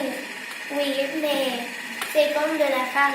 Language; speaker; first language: French; non-native, local second language; Spanish